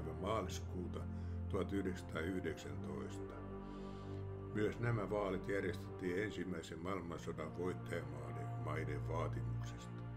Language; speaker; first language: Finnish; native; Finnish